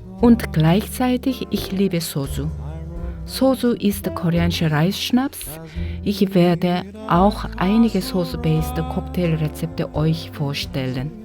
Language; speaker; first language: German; non-native, fluent; Korean